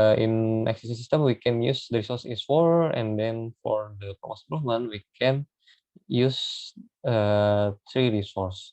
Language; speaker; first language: English; non-native, learner; Indonesian